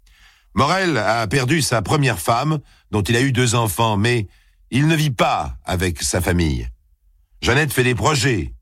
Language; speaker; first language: French; native; French